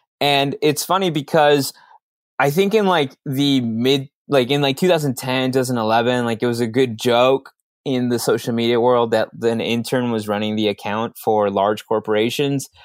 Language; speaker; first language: English; early bilingual, other home language; Spanish